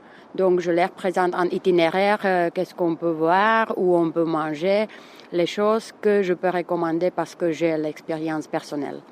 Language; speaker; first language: French; non-native, fluent; Czech